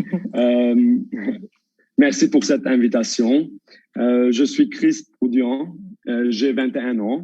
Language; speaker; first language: French; non-native, local second language; Armenian